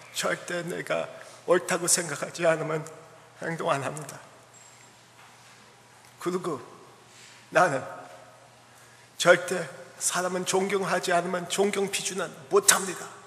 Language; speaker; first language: Korean; early bilingual, heritage; English